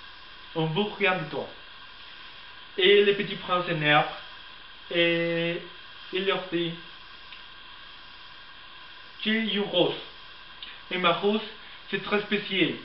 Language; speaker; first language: French; non-native, learner; Spanish